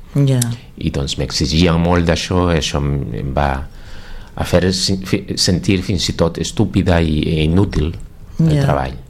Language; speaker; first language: Catalan; non-native, fluent; Spanish